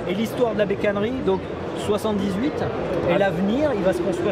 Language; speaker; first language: French; native; French